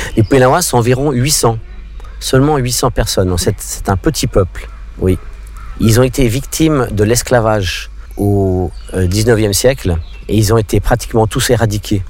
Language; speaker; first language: French; non-native, local second language; English